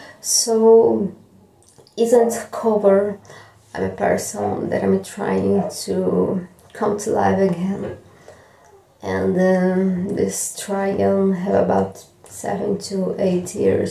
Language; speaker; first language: English; non-native, learner; Portuguese